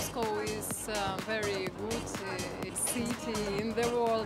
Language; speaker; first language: English; non-native, learner; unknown